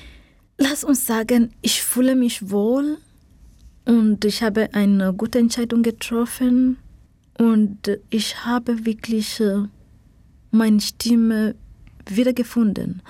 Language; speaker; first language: German; non-native, learner; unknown